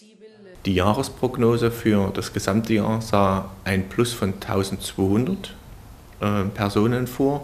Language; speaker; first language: German; native; German